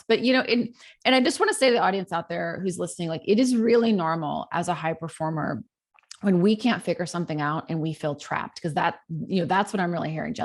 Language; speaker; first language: English; native; English